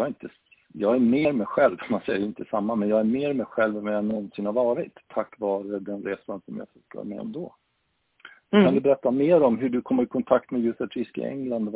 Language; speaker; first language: Swedish; native; Swedish